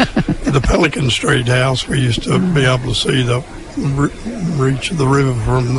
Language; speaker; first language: English; native; English